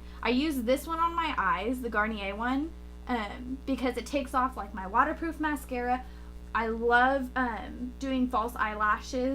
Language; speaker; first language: English; native; English